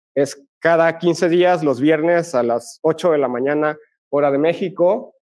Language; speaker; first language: Spanish; native; Spanish